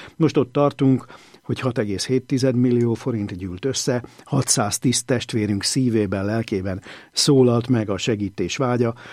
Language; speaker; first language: Hungarian; native; Hungarian